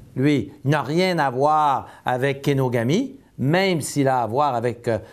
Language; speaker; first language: French; native; French